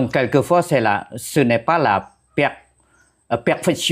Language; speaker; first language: French; non-native, fluent; Khmer